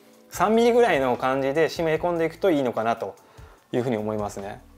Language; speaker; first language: Japanese; native; Japanese